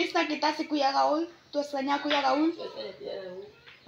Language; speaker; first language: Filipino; non-native, learner; Spanish